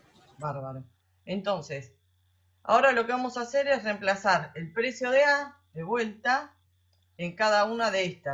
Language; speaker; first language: Spanish; native; Spanish